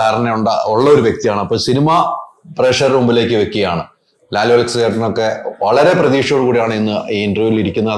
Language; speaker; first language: Malayalam; native; Malayalam